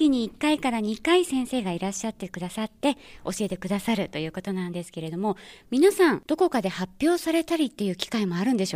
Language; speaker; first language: Japanese; native; Japanese